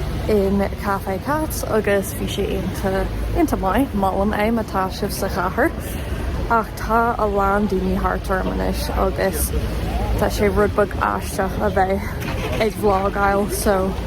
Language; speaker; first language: Irish; non-native, local second language; English